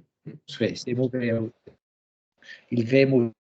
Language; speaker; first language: French; non-native, learner; English